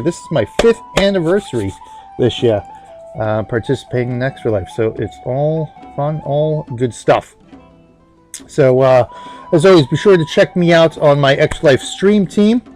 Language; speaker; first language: English; native; English